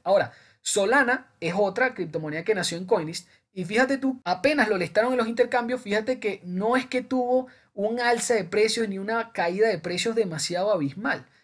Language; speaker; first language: Spanish; native; Spanish